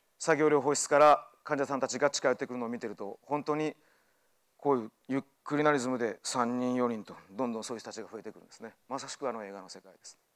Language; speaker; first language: Japanese; native; Japanese